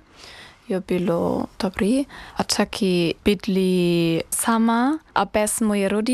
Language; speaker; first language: Czech; non-native, learner; German